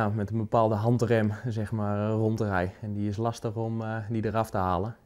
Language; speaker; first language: Dutch; native; Dutch